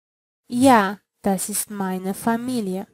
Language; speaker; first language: German; non-native, fluent; Polish